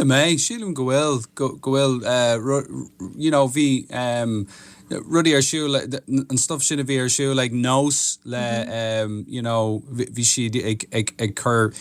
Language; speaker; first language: Irish; non-native, local second language; English